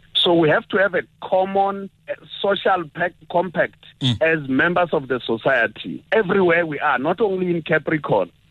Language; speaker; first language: English; non-native, local second language; Tsonga